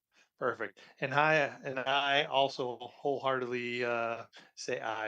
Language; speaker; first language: English; native; English